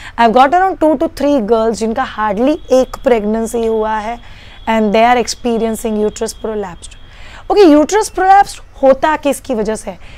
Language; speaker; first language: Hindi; non-native, local second language; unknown